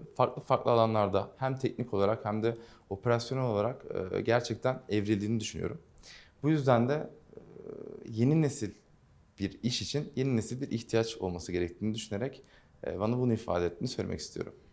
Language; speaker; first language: Turkish; non-native, local second language; Dutch